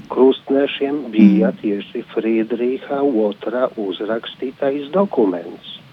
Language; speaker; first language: Latvian; non-native, fluent; Polish